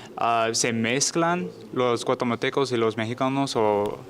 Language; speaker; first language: Spanish; non-native, learner; English